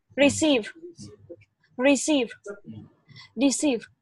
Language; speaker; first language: English; non-native, learner; Vietnamese